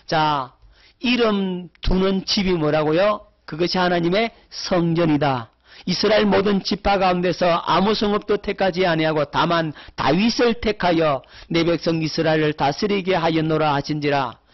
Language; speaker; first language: Korean; native; Korean